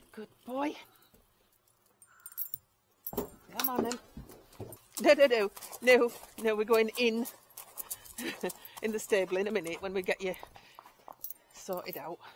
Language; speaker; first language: English; native; English